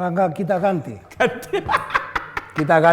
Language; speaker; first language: Indonesian; non-native, fluent; Spanish